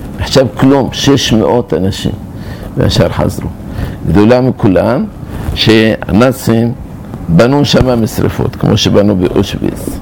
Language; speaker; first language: Hebrew; early bilingual, other home language; Arabic